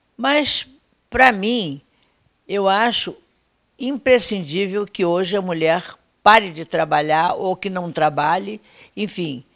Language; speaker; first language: Portuguese; native; Portuguese